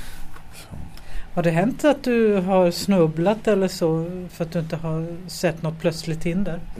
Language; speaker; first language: Swedish; native; Swedish